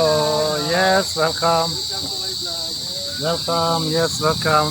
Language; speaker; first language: English; non-native, learner; Turkish